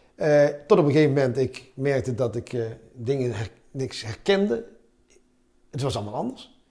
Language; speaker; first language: Dutch; early bilingual, other home language; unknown